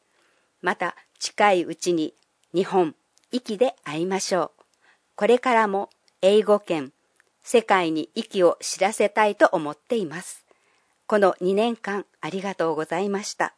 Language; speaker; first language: Japanese; non-native, fluent; English